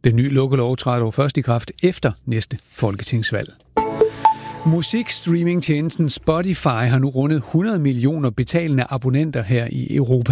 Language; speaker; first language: Danish; native; Danish